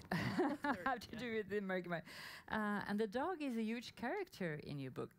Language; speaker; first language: English; non-native, fluent; Norwegian